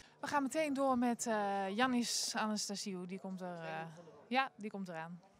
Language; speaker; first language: Dutch; native; Dutch